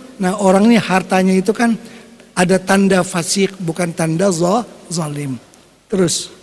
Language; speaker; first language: Indonesian; non-native, local second language; Banjar